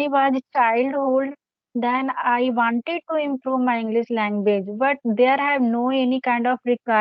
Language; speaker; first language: English; non-native, learner; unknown